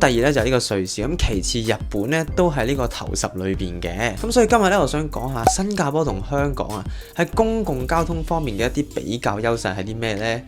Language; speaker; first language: Cantonese; native; Cantonese